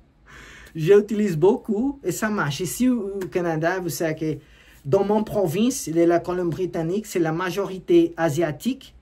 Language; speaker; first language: French; non-native, learner; Portuguese